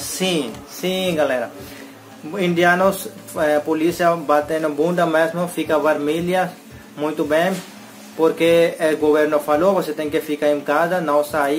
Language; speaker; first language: Portuguese; non-native, learner; Hindi